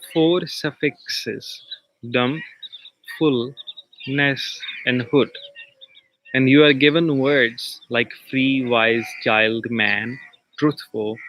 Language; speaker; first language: English; non-native, local second language; Punjabi